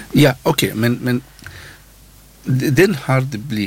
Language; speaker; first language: Swedish; non-native, learner; Arabic